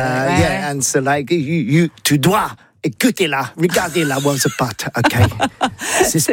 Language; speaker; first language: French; non-native, learner; English